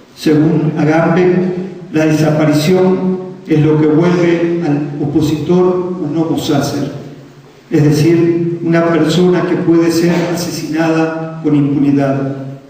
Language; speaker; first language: Spanish; native; Spanish